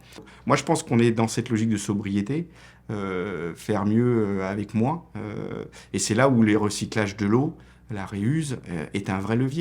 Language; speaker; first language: French; native; French